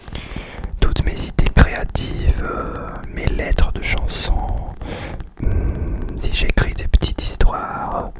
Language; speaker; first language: French; non-native, fluent; English